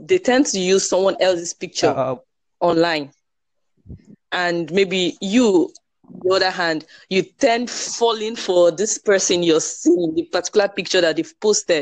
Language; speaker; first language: English; non-native, local second language; Igbo